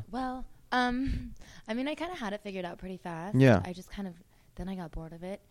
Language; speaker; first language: English; native; English